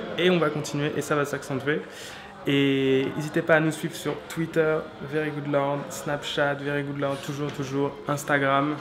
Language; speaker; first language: French; native; French